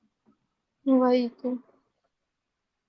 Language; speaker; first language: Hindi; native; Hindi